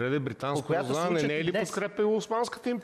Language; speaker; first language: Bulgarian; native; Bulgarian